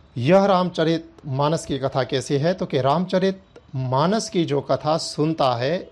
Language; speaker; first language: Hindi; non-native, local second language; Gujarati